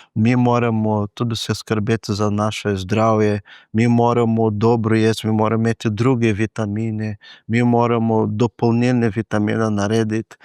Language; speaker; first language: Slovenian; non-native, fluent; Portuguese